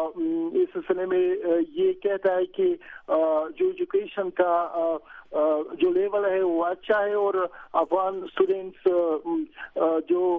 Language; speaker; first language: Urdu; non-native, learner; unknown